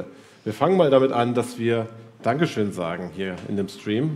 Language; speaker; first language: German; native; German